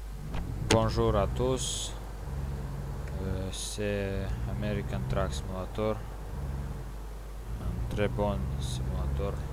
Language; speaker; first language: French; non-native, learner; Romanian